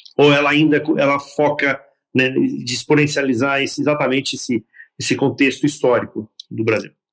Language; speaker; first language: Portuguese; native; Portuguese